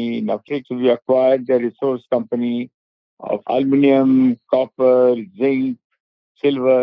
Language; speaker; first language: English; non-native, local second language; Hindi